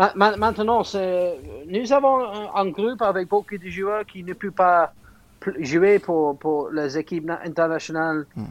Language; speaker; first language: French; non-native, fluent; English